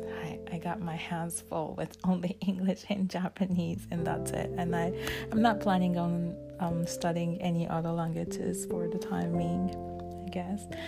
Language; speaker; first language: English; non-native, fluent; Japanese